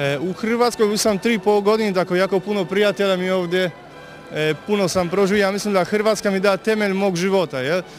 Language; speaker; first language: Croatian; non-native, fluent; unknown